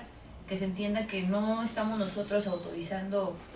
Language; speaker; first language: Spanish; native; Spanish